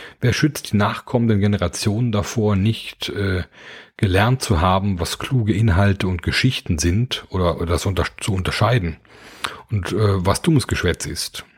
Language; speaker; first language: German; native; German